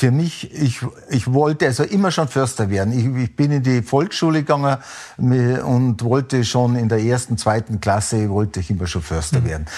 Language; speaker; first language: German; native; German